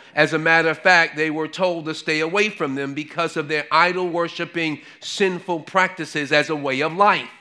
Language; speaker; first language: English; native; English